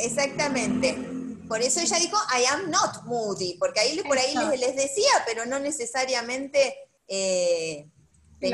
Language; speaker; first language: Spanish; native; Spanish